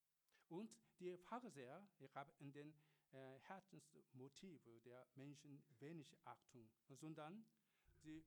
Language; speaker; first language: German; non-native, learner; Korean